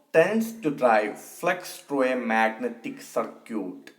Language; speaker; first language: English; non-native, local second language; Malayalam